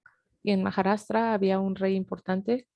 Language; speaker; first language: Spanish; native; Spanish